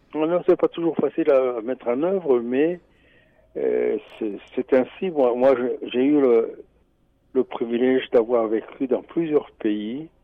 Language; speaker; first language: French; non-native, local second language; Rundi